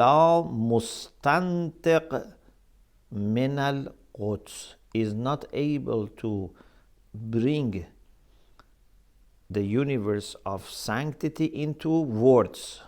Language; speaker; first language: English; non-native, fluent; Persian